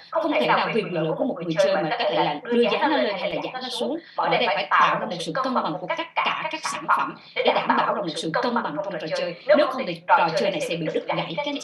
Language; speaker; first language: Vietnamese; native; Vietnamese